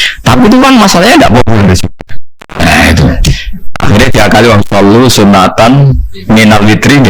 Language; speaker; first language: Indonesian; non-native, local second language; Javanese